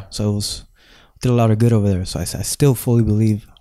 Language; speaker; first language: English; native; English